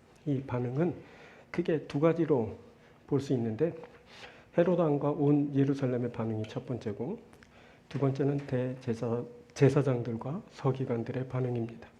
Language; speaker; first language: Korean; native; Korean